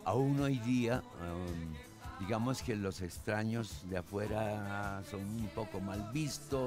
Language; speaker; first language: Spanish; early bilingual, other home language; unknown